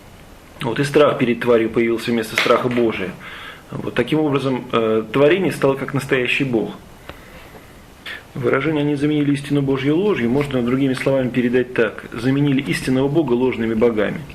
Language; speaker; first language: Russian; native; Russian